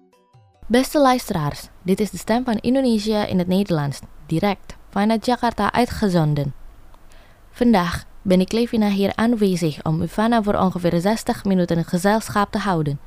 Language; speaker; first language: Dutch; non-native, fluent; Indonesian